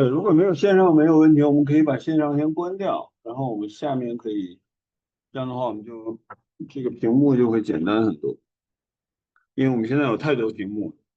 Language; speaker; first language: Chinese; native; Chinese